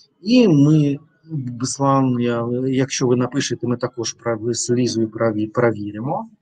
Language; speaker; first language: Ukrainian; non-native, learner; Russian